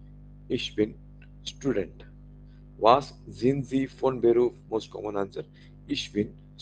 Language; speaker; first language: German; non-native, learner; Marathi